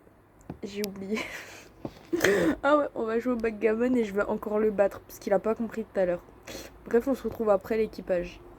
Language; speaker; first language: French; native; French